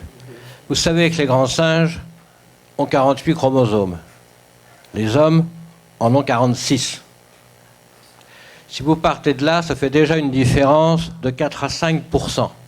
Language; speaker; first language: French; native; French